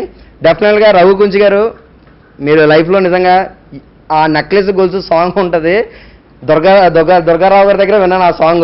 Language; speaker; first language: Telugu; native; Telugu